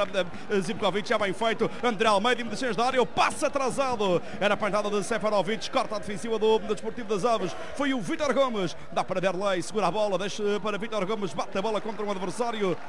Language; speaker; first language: Portuguese; native; Portuguese